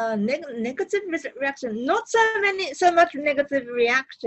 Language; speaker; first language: English; non-native, learner; Japanese